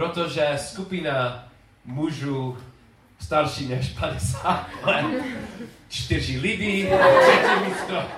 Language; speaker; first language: Czech; non-native, learner; English